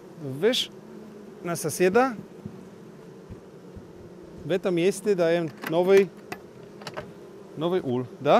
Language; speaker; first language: Russian; non-native, learner; Polish